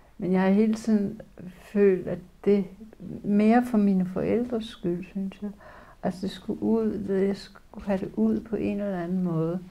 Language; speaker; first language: Danish; early bilingual, other home language; Polish